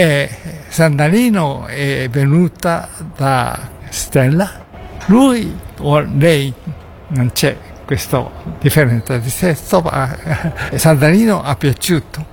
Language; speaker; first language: Italian; non-native, learner; Japanese